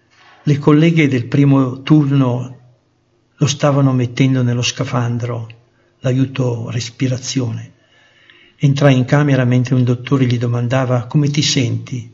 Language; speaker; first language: Italian; native; Italian